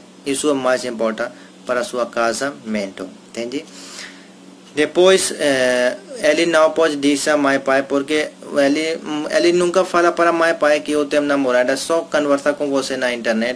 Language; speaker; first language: Portuguese; non-native, learner; Hindi